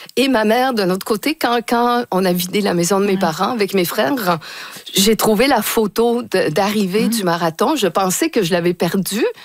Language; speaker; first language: French; native; French